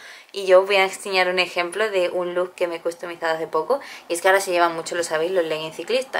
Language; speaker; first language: Spanish; native; Spanish